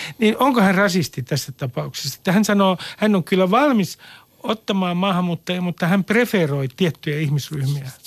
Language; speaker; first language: Finnish; native; Finnish